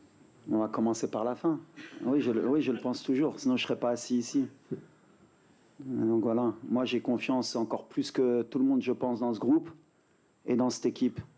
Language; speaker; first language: French; native; French